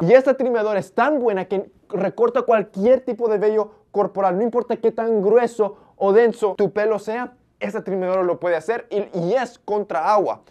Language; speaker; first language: Spanish; early bilingual, heritage; Spanish